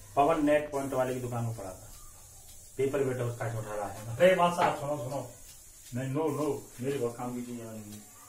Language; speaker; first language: Hindi; native; Hindi